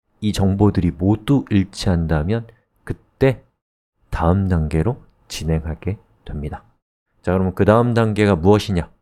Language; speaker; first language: Korean; native; Korean